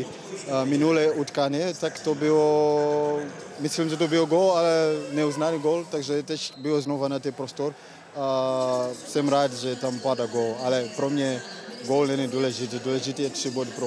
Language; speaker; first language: Czech; non-native, learner; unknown